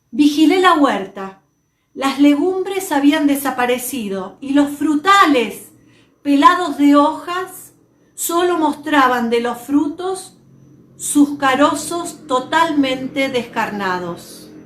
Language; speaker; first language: Spanish; native; Spanish